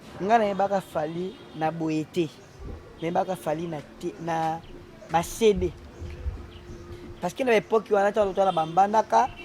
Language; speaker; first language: Lingala; native; Lingala